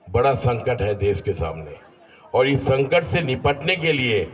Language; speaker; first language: Hindi; non-native, local second language; Bangla